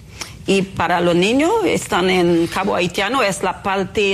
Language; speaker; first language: Spanish; non-native, fluent; Haitian Creole